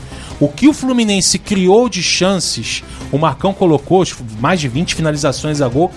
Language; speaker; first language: Portuguese; native; Portuguese